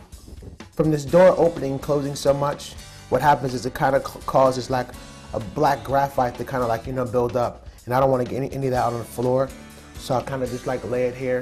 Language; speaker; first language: English; native; English